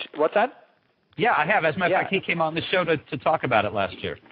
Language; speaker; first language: English; native; English